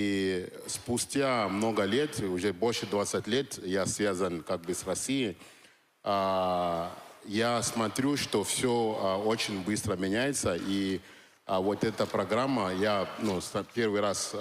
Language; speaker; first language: Russian; non-native, fluent; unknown